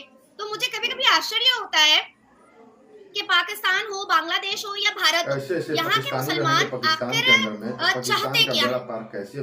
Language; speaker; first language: Hindi; native; Hindi